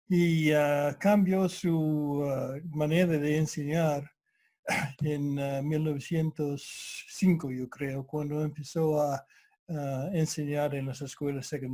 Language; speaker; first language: Spanish; non-native, fluent; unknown